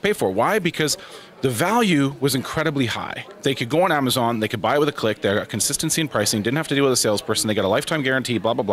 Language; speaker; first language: English; native; English